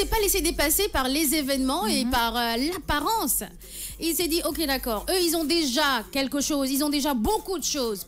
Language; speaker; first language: French; non-native, local second language; Wolof